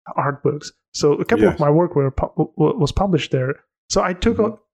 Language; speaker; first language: English; non-native, fluent; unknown